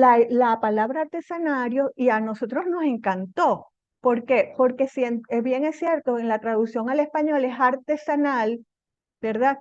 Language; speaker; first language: Spanish; native; Spanish